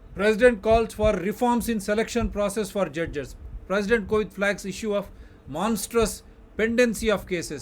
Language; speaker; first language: English; non-native, local second language; Telugu